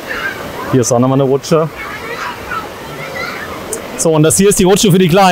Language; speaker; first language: German; native; German